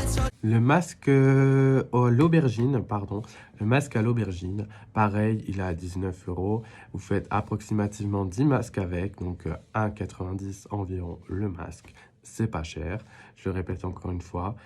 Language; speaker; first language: French; native; French